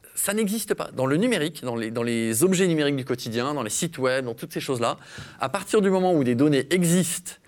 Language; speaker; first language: French; native; French